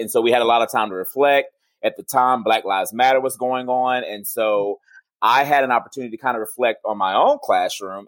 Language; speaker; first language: English; native; English